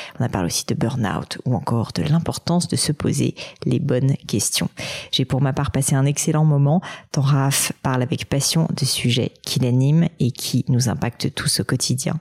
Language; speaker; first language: French; native; French